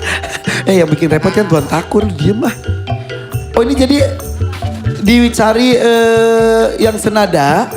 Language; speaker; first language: Indonesian; native; Indonesian